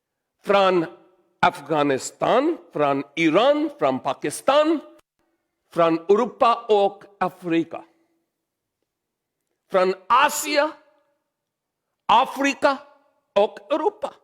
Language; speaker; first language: Swedish; non-native, learner; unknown